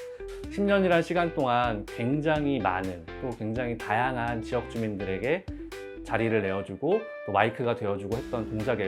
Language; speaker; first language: Korean; native; Korean